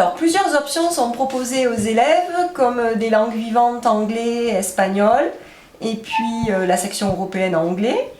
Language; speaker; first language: French; native; French